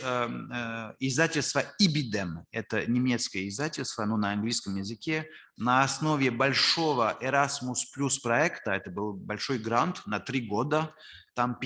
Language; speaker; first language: Russian; non-native, fluent; French